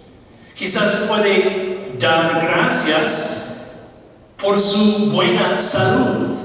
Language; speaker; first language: Spanish; non-native, fluent; English